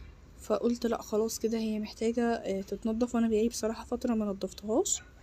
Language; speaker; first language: Arabic; native; Arabic